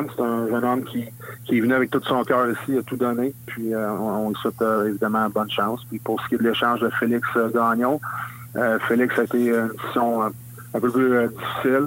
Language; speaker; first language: French; native; French